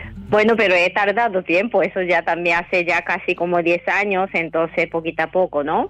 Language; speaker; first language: Spanish; non-native, fluent; Japanese